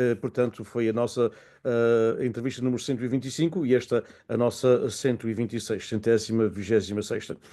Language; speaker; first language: Portuguese; native; Portuguese